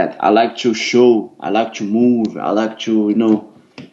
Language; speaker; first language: English; non-native, learner; Portuguese